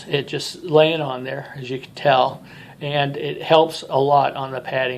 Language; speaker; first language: English; native; English